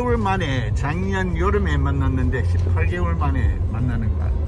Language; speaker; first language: Korean; non-native, fluent; English